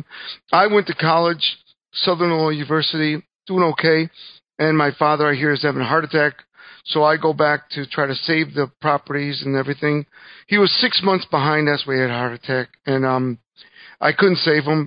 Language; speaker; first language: English; early bilingual, other home language; Spanish